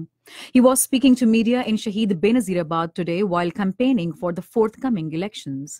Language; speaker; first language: English; non-native, local second language; Urdu